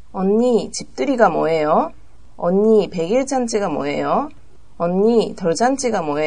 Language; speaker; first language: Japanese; early bilingual, other home language; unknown